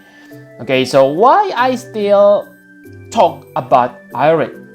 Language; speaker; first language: English; non-native, fluent; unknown